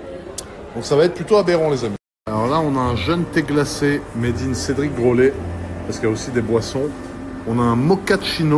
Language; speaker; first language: French; native; French